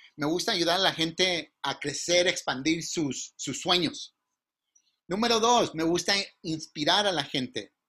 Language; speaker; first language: Spanish; native; Spanish